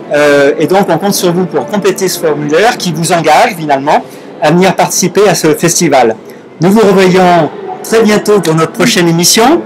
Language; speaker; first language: French; native; French